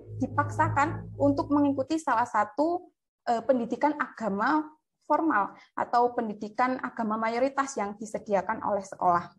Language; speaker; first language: Indonesian; native; Indonesian